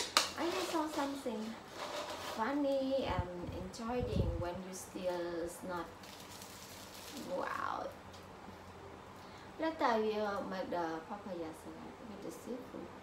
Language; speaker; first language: English; non-native, learner; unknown